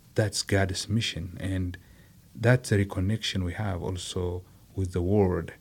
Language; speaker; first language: English; non-native, fluent; Amharic